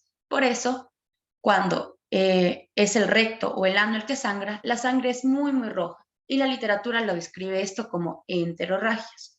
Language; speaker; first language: Spanish; native; Spanish